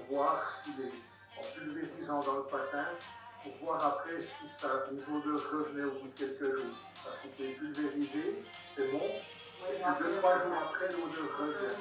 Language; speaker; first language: French; native; French